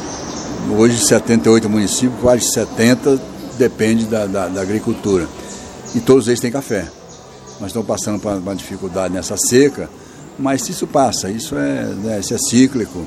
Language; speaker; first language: Portuguese; native; Portuguese